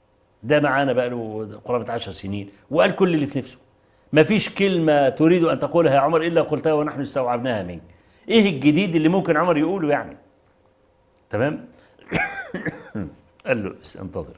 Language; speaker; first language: Arabic; native; Arabic